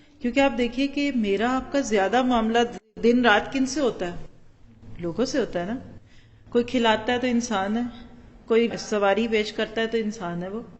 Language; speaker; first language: Urdu; non-native, local second language; Punjabi